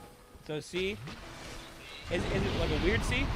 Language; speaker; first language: English; native; English